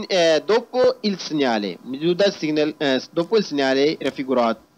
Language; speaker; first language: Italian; non-native, fluent; Urdu